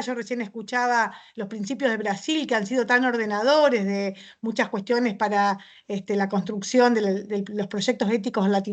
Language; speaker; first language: Spanish; native; Spanish